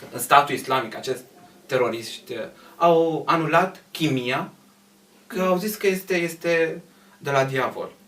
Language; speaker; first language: Romanian; non-native, fluent; Arabic